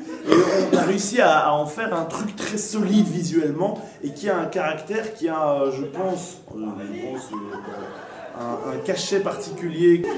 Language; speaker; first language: French; native; French